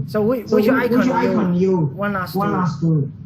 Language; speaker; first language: English; non-native, learner; Chinese